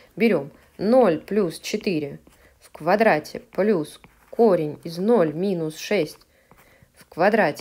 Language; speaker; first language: Russian; native; Russian